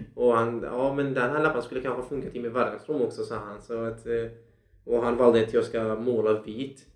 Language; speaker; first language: Swedish; non-native, fluent; Central Kurdish